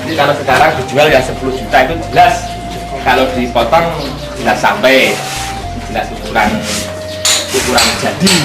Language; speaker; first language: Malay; non-native, local second language; Javanese